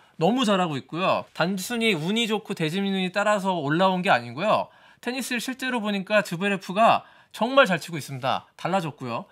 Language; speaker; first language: Korean; native; Korean